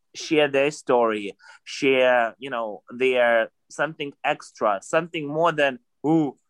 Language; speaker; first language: English; non-native, fluent; Russian